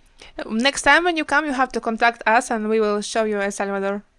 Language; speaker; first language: English; non-native, learner; Ukrainian